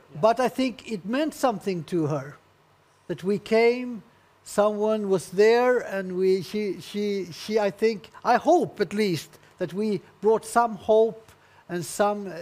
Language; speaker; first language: English; non-native, learner; Swedish